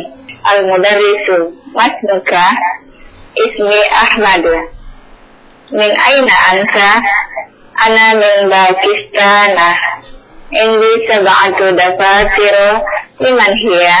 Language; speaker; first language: Arabic; non-native, learner; Indonesian